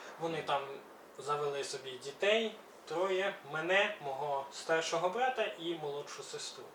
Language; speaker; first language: Ukrainian; early bilingual, other home language; Belarusian